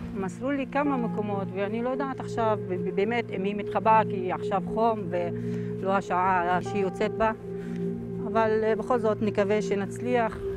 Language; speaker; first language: Hebrew; non-native, local second language; Arabic